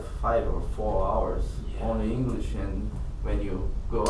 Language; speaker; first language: English; non-native, learner; Portuguese